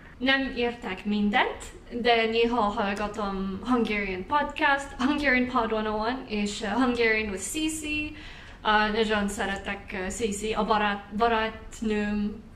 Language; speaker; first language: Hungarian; non-native, learner; English